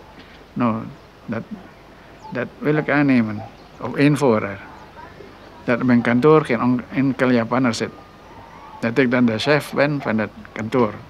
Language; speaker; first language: Dutch; non-native, local second language; Minangkabau